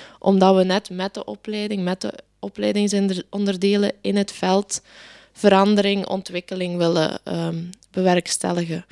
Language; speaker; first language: Dutch; native; Dutch